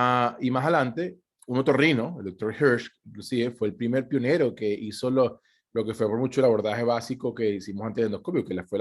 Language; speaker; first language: Spanish; native; Spanish